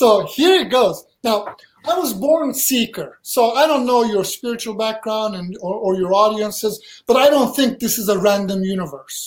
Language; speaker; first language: English; non-native, fluent; Turkish